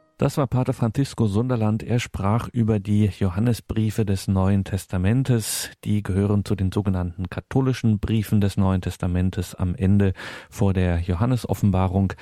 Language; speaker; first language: German; native; German